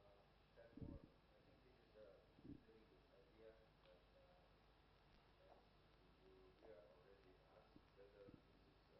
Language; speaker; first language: English; non-native, fluent; Indonesian